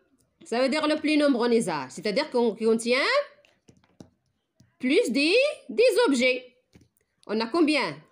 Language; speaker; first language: French; non-native, local second language; Arabic